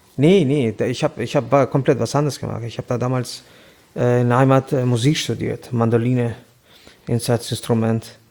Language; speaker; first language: German; non-native, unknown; Albanian